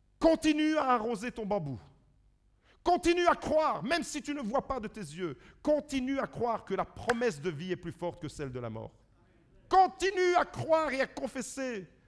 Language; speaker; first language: French; early bilingual, other home language; Italian